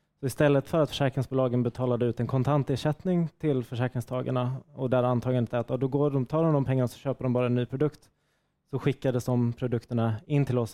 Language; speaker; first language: Swedish; native; Swedish